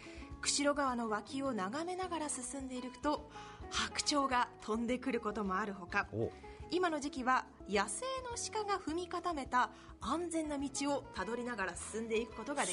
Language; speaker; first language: Japanese; native; Japanese